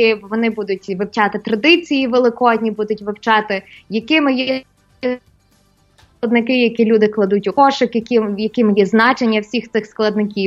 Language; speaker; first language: Ukrainian; native; Ukrainian